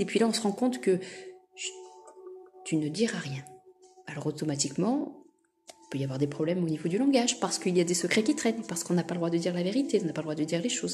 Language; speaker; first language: French; native; French